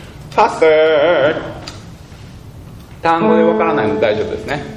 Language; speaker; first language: Japanese; native; Japanese